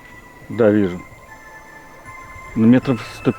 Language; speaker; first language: Russian; non-native, local second language; Ukrainian